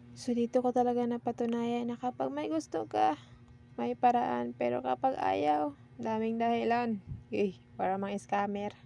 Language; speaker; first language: Filipino; non-native, local second language; Cebuano